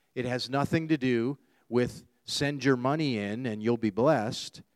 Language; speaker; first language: English; native; English